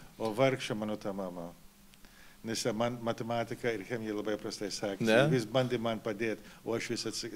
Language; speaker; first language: Lithuanian; early bilingual, heritage; Lithuanian